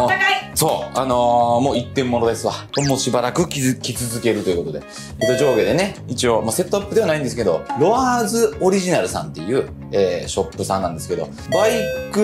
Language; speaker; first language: Japanese; native; Japanese